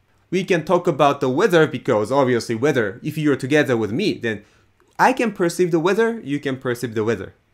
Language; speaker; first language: English; non-native, fluent; Japanese